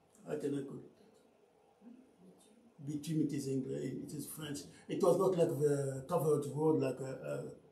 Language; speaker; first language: English; non-native, learner; Luba-Lulua